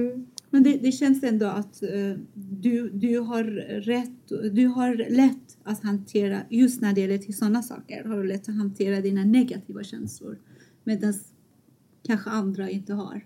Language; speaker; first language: Swedish; non-native, fluent; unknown